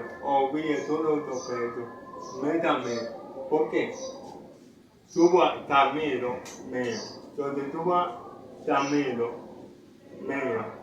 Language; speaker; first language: Spanish; non-native, learner; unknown